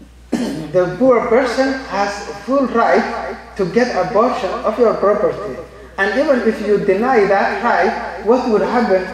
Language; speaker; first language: English; non-native, fluent; Somali